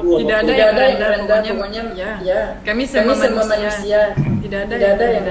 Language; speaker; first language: Indonesian; non-native, fluent; French